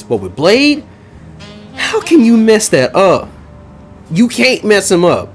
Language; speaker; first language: English; native; English